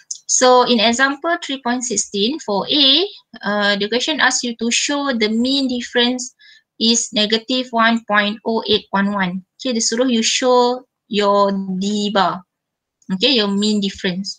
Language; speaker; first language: English; non-native, local second language; Malay